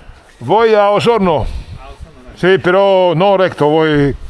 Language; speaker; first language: Spanish; non-native, learner; Italian